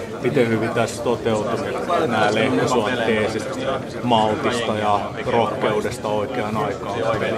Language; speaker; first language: Finnish; native; Finnish